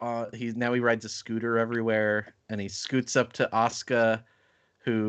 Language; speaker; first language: English; native; English